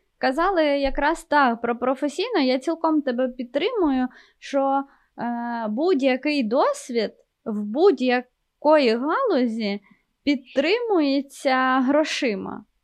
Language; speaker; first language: Ukrainian; non-native, local second language; Russian